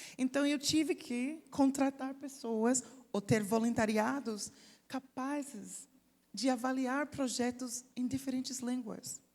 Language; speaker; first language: Portuguese; non-native, fluent; English